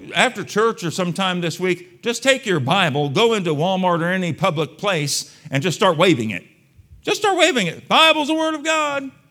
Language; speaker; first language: English; native; English